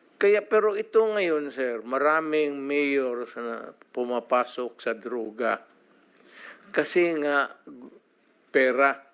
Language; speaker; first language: Filipino; non-native, local second language; Cebuano